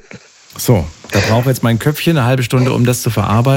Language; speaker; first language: German; native; German